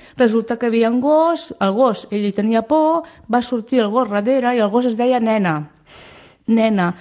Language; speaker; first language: Catalan; non-native, local second language; Spanish